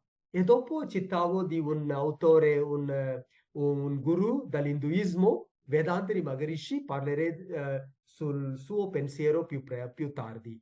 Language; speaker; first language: Italian; non-native, fluent; Tamil